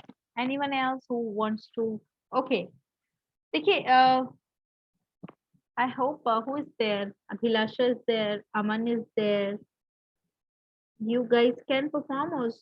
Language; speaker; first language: English; non-native, fluent; Hindi